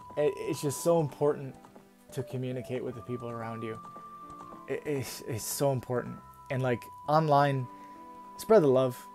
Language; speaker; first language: English; native; English